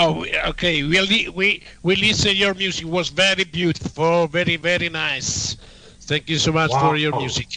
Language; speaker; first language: English; non-native, learner; Italian